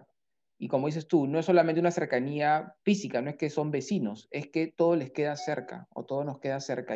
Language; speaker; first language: Spanish; native; Spanish